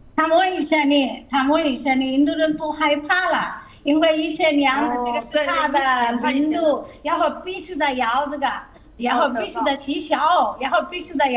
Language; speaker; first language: Chinese; non-native, learner; Telugu